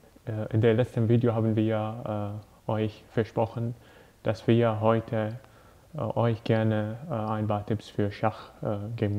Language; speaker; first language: German; non-native, learner; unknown